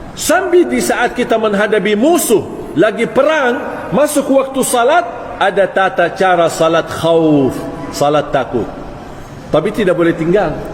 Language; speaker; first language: Malay; non-native, fluent; Arabic